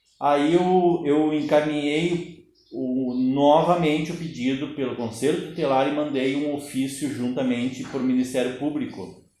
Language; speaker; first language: Portuguese; native; Portuguese